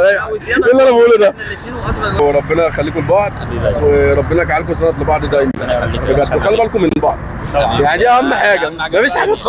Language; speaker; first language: Arabic; native; Arabic